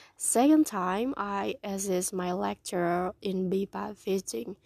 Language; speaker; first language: English; non-native, fluent; Indonesian